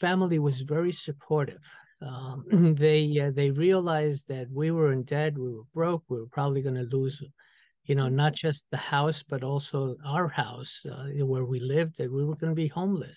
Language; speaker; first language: English; early bilingual, other home language; Spanish